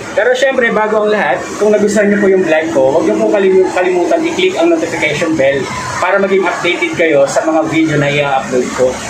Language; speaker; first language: Filipino; native; Filipino